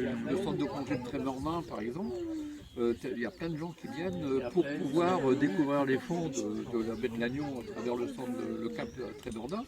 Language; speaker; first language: French; native; French